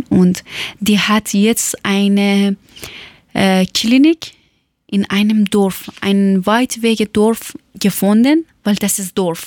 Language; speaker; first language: German; non-native, learner; Persian